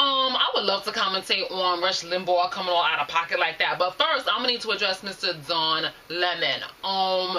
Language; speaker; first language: English; native; English